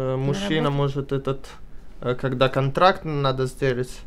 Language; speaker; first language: Russian; early bilingual, heritage; Italian